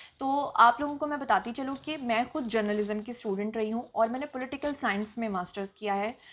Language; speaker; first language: Urdu; non-native, local second language; Punjabi